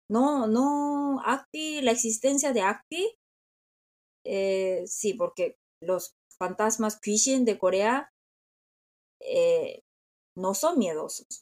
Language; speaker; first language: Spanish; non-native, fluent; Korean